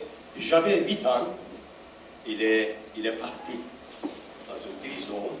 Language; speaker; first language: French; non-native, learner; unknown